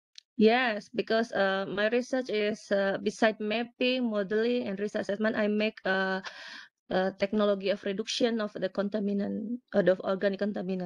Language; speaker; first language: English; non-native, learner; Indonesian